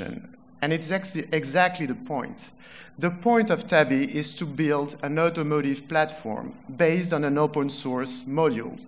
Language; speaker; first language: English; non-native, fluent; French